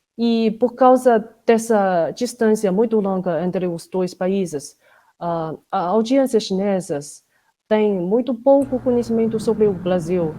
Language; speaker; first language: Portuguese; non-native, fluent; Chinese